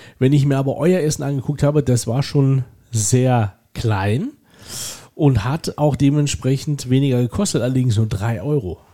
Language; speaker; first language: German; native; German